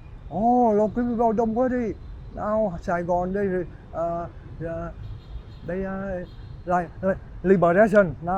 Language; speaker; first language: English; non-native, learner; Vietnamese